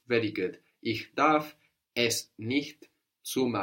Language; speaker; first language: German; non-native, fluent; English